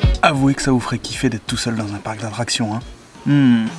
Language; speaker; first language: French; native; French